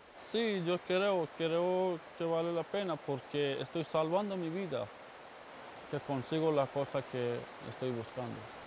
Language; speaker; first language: Spanish; non-native, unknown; Persian